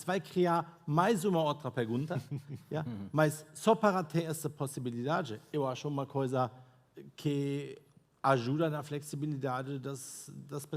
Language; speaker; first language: Portuguese; non-native, fluent; German